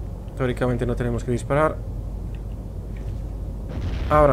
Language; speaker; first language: Spanish; native; Spanish